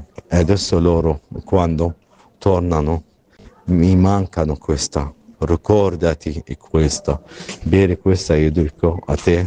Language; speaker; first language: Italian; non-native, learner; Arabic